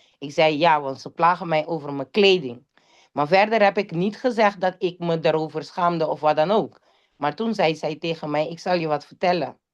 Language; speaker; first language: Dutch; non-native, local second language; Papiamento